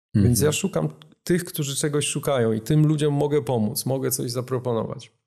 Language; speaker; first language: Polish; native; Polish